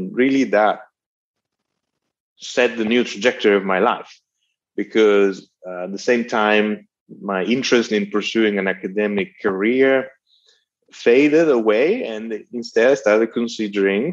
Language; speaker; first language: English; non-native, fluent; Italian